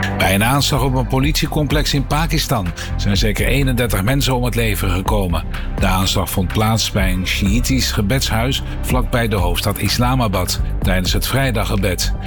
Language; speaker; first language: Dutch; native; Dutch